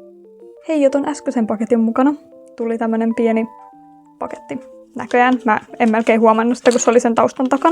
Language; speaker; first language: Finnish; native; Finnish